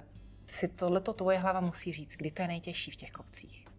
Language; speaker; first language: Czech; native; Czech